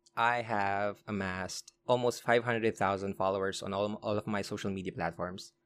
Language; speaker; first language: English; non-native, local second language; Filipino